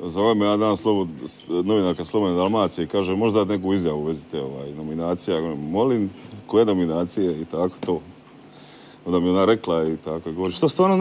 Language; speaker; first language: Bosnian; native; Bosnian